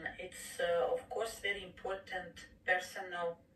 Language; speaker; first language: English; non-native, fluent; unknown